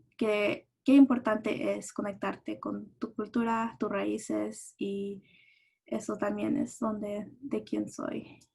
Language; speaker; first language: Spanish; early bilingual, heritage; Spanish